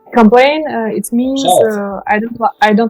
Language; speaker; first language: English; non-native, learner; Russian